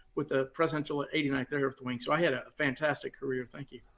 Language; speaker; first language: English; native; English